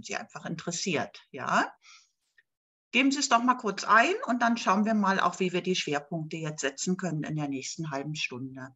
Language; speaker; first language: German; native; German